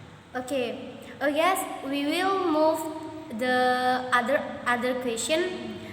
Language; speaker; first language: English; non-native, learner; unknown